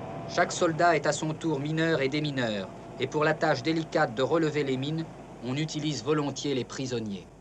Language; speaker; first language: French; native; French